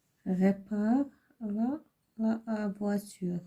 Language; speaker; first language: French; non-native, learner; Arabic